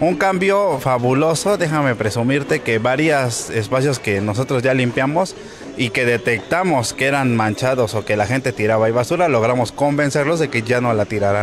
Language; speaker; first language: Spanish; native; Spanish